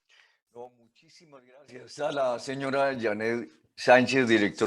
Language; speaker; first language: Spanish; native; Spanish